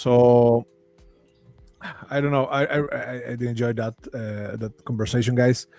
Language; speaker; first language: English; non-native, fluent; Spanish